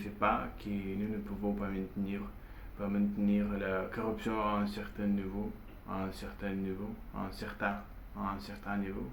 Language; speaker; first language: French; non-native, learner; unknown